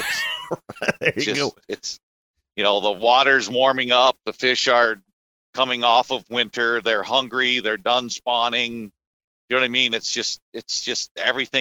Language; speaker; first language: English; native; English